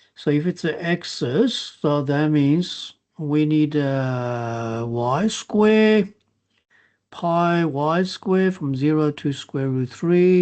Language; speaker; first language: English; non-native, fluent; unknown